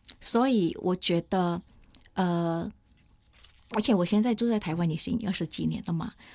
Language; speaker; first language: Chinese; non-native, fluent; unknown